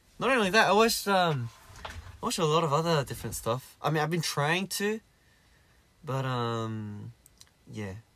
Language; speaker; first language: English; early bilingual, other home language; Korean